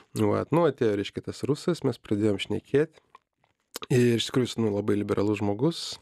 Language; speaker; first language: Lithuanian; native; Lithuanian